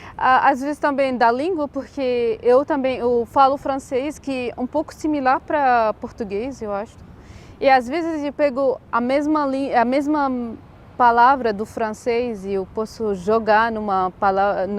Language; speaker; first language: Portuguese; non-native, fluent; Arabic